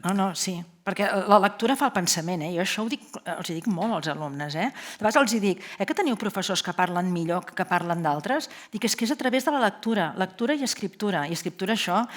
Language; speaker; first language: Catalan; native; Catalan